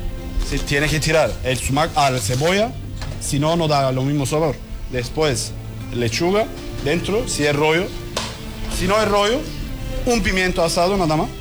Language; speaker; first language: Spanish; non-native, learner; Turkish